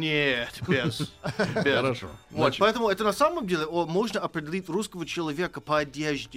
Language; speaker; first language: Russian; non-native, fluent; English